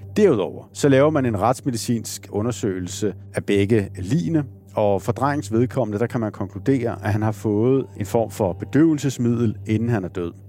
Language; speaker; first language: Danish; native; Danish